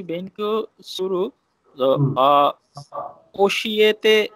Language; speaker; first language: Japanese; non-native, learner; Bangla